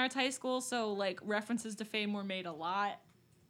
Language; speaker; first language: English; native; English